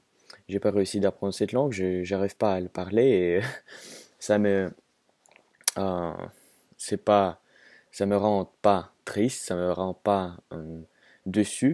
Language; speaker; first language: French; non-native, fluent; Russian